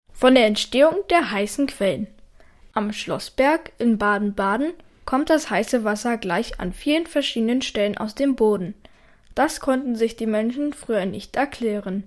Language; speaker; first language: German; native; German